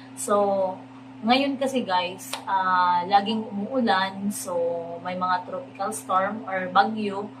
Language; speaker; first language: Filipino; non-native, local second language; Cebuano